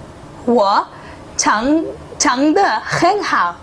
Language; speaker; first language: Chinese; non-native, fluent; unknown